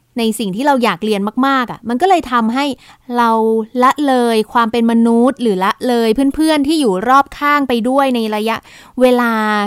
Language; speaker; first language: Thai; native; Thai